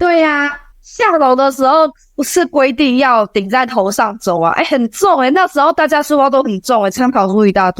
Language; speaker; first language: Chinese; native; Chinese